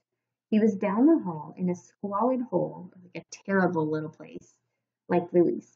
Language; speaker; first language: English; native; English